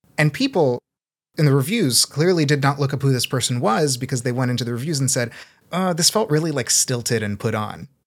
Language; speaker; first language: English; early bilingual, other home language; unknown